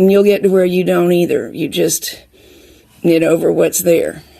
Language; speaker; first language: English; native; English